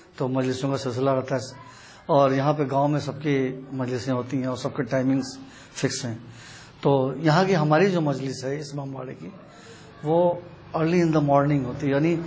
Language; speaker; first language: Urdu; native; Urdu